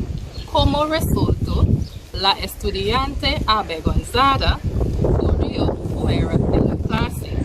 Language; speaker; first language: Spanish; non-native, fluent; English